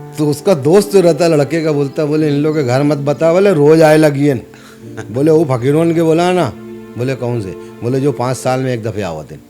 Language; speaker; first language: Hindi; non-native, local second language; Urdu